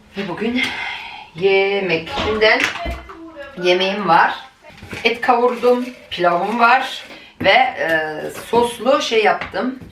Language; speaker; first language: Turkish; native; Turkish